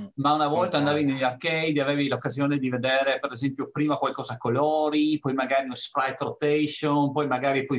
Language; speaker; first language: Italian; native; Italian